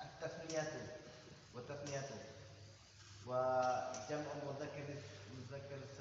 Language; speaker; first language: Arabic; non-native, learner; Indonesian